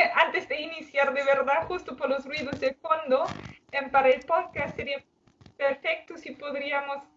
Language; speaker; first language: Spanish; non-native, fluent; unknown